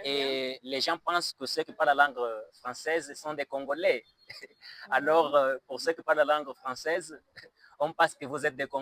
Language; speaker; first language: French; non-native, fluent; Portuguese